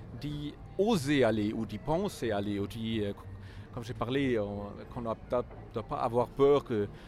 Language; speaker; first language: French; non-native, fluent; German